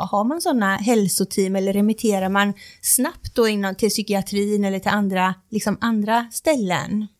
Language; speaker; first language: Swedish; native; Swedish